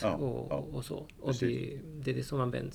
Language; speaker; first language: Swedish; non-native, fluent; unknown